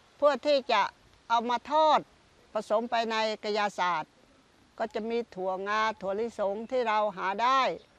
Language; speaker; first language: Thai; non-native, local second language; Khmer